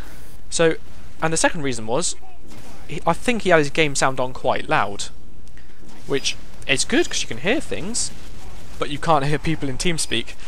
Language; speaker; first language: English; native; English